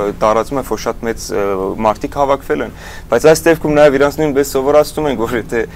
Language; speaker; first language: Armenian; early bilingual, heritage; Armenian